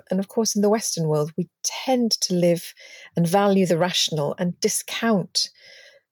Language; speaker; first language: English; native; English